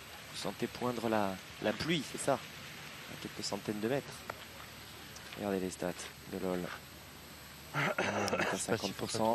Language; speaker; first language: French; native; French